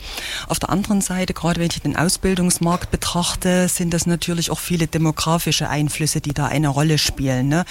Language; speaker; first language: German; native; German